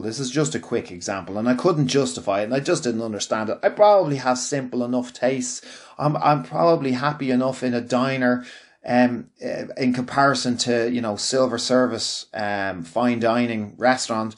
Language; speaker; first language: English; native; English